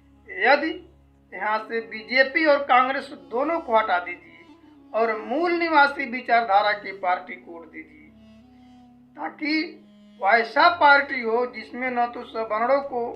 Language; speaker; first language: Hindi; native; Hindi